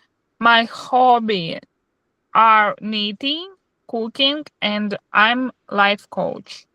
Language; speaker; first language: English; non-native, learner; Russian